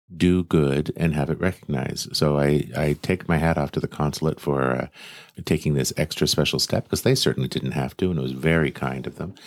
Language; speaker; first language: English; native; English